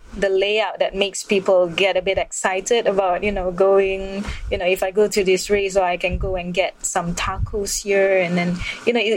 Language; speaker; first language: English; non-native, local second language; Malay